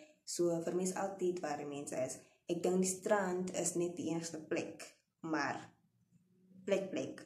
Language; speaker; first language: Afrikaans; non-native, local second language; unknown